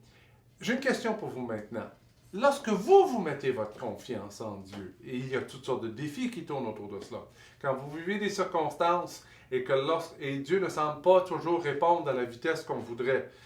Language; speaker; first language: French; native; French